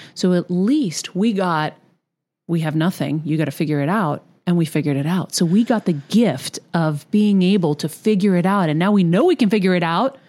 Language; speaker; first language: English; native; English